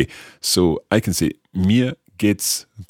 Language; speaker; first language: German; non-native, learner; English